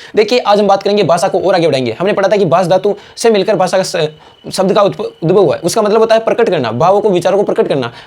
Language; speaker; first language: Hindi; native; Hindi